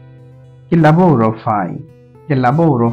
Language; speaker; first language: Italian; non-native, fluent; Bangla